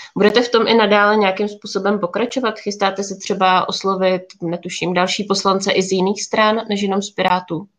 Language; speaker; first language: Czech; native; Czech